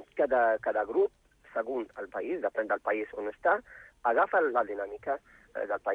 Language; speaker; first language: Catalan; non-native, fluent; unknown